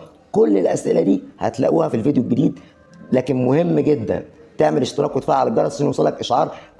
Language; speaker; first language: Arabic; native; Arabic